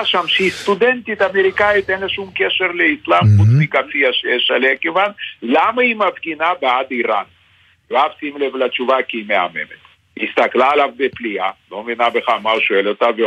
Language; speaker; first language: Hebrew; non-native, fluent; Lithuanian